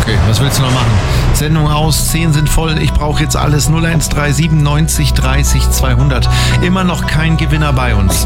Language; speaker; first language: German; native; German